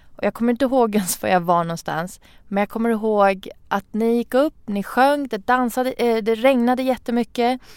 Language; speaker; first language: Swedish; early bilingual, other home language; Persian